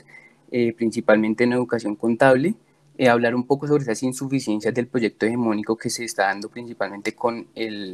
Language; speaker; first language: Spanish; native; Spanish